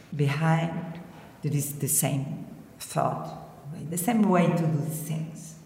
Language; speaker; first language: English; non-native, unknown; Catalan